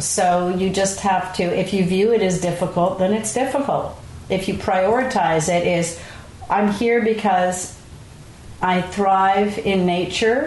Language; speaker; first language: English; native; English